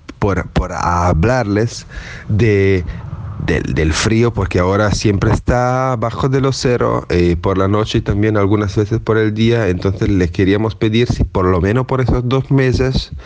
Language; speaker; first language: Spanish; non-native, fluent; Italian